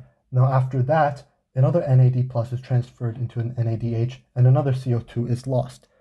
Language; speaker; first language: English; native; English